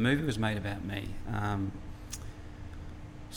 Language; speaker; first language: English; native; English